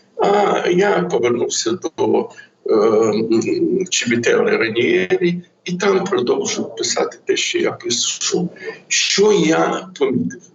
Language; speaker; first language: Ukrainian; non-native, local second language; Russian